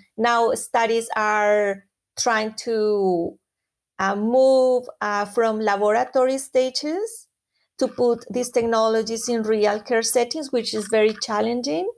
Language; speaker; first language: English; non-native, fluent; Spanish